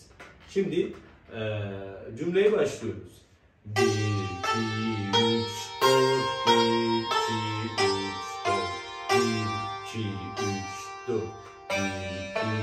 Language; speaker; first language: Turkish; non-native, fluent; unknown